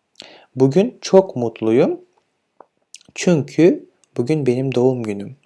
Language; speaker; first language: Turkish; non-native, fluent; Kyrgyz